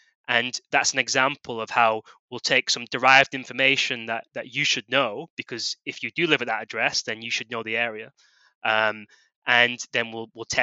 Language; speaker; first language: English; native; English